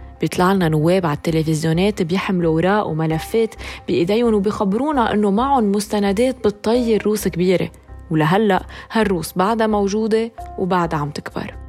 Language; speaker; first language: Arabic; native; Arabic